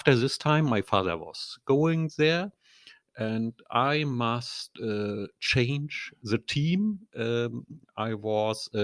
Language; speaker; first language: English; non-native, learner; German